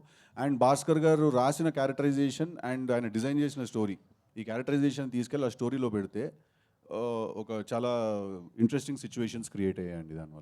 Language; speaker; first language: Telugu; native; Telugu